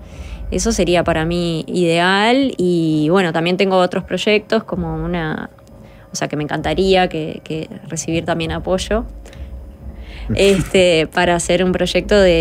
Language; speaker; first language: Spanish; native; Spanish